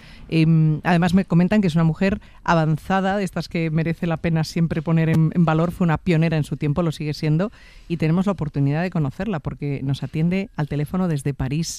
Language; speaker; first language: Spanish; native; Spanish